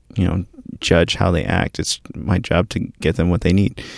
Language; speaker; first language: English; early bilingual, other home language; Filipino